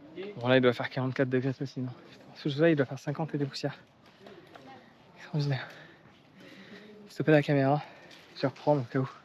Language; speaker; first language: French; native; French